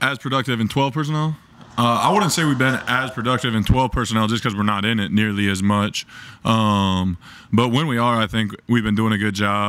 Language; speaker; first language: English; native; English